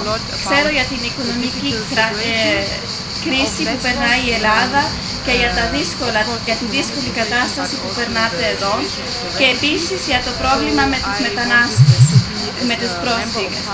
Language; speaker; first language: Greek; early bilingual, heritage; Greek